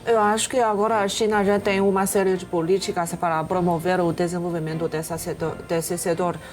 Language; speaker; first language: Portuguese; non-native, fluent; Chinese